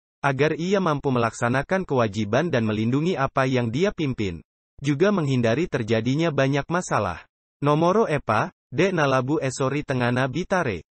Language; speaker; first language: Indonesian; non-native, local second language; Buginese